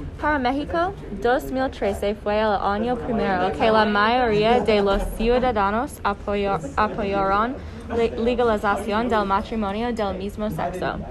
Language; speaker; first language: Spanish; non-native, learner; English